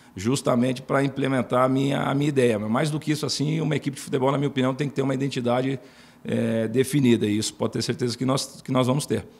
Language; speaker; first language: Portuguese; native; Portuguese